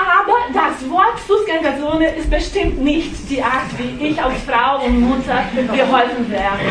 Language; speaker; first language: German; non-native, fluent; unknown